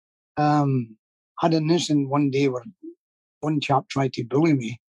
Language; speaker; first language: English; native; English